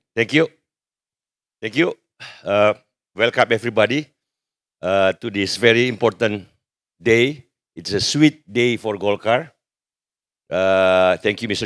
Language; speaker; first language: English; non-native, fluent; Indonesian